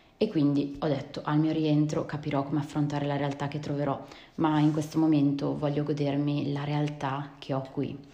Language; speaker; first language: Italian; native; Italian